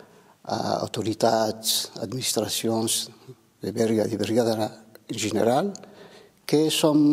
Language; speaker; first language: Catalan; non-native, fluent; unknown